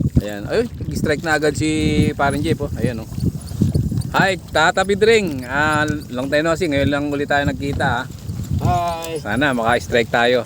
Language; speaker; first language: Filipino; native; Filipino